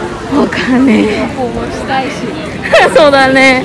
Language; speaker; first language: Japanese; non-native, fluent; Indonesian